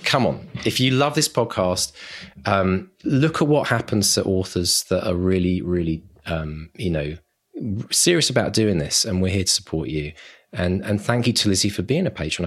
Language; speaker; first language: English; native; English